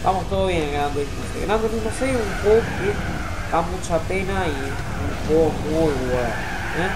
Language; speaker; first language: Spanish; native; Spanish